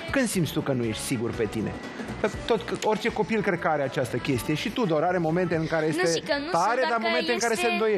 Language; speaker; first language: Romanian; native; Romanian